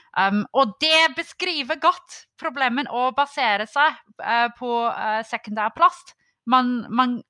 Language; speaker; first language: Norwegian; non-native, fluent; English